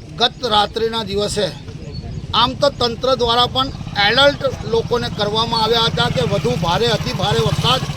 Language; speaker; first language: Gujarati; native; Gujarati